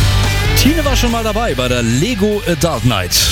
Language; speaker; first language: German; native; German